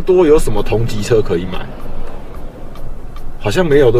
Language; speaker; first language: Chinese; native; Chinese